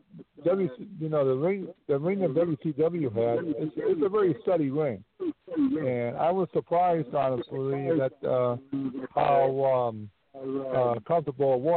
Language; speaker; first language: English; native; English